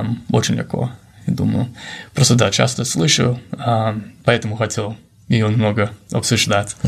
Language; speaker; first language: Russian; non-native, fluent; English